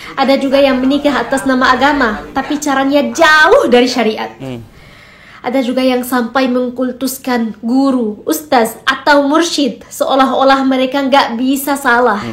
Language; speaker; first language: Indonesian; non-native, fluent; Arabic